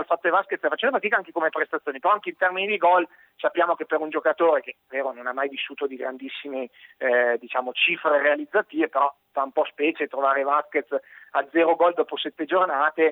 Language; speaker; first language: Italian; native; Italian